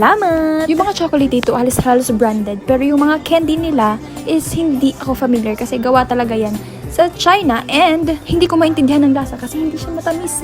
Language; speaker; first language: Filipino; native; Filipino